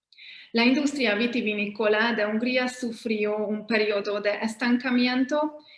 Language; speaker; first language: Spanish; non-native, fluent; Hungarian